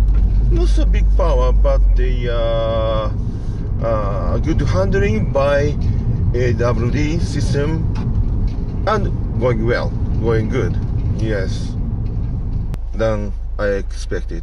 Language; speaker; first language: English; non-native, learner; Japanese